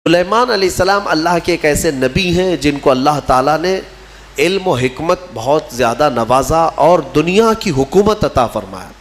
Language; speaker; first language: Urdu; native; Urdu